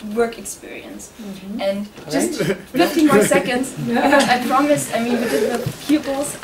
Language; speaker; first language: English; non-native, fluent; German